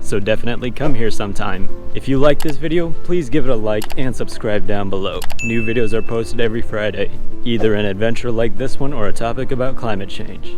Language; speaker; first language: English; native; English